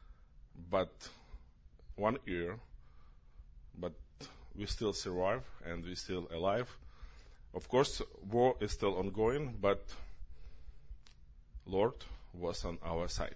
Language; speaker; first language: English; non-native, learner; Ukrainian